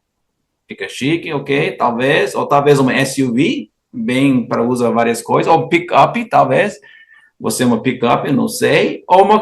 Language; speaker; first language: Portuguese; non-native, fluent; English